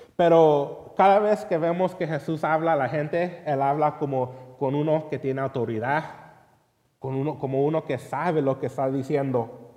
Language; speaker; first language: Spanish; early bilingual, heritage; Spanish